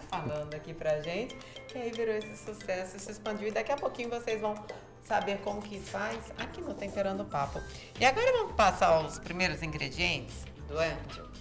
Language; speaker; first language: Portuguese; native; Portuguese